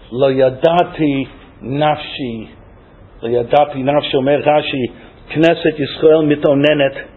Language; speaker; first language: Hebrew; non-native, fluent; English